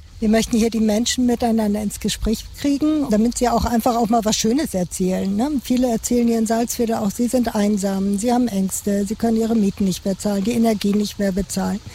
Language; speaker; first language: German; native; German